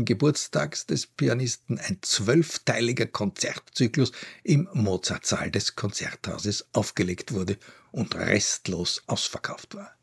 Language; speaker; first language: German; native; German